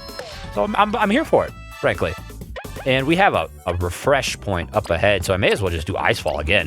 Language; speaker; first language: English; native; English